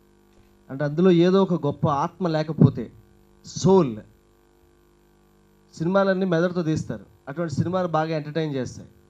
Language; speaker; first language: Telugu; native; Telugu